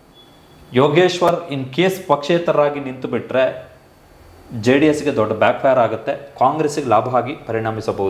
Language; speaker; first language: Kannada; native; Kannada